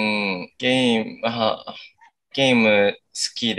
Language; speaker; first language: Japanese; non-native, learner; Korean